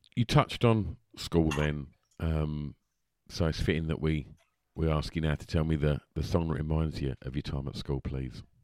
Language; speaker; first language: English; native; English